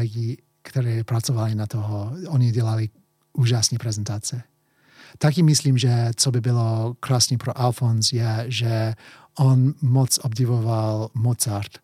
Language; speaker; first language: Czech; early bilingual, heritage; English